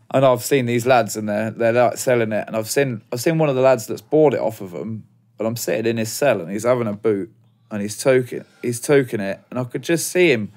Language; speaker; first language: English; native; English